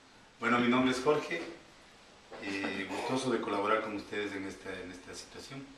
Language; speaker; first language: Spanish; native; Spanish